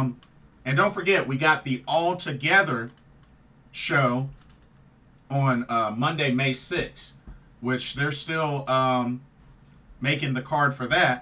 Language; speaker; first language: English; native; English